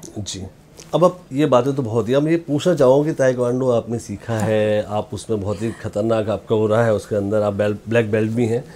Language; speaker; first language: Hindi; native; Hindi